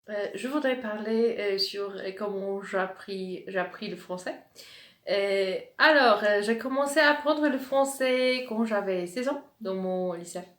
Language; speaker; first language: French; non-native, fluent; Polish